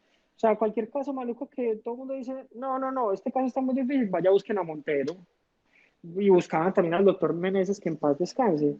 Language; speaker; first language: Spanish; native; Spanish